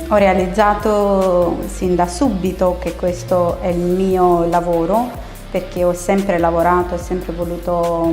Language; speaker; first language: Italian; non-native, fluent; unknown